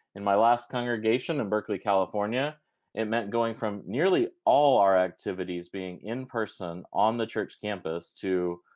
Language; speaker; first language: English; native; English